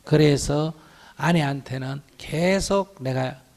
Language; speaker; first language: Korean; native; Korean